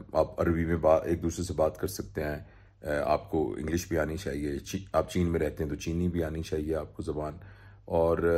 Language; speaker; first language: Urdu; non-native, local second language; Punjabi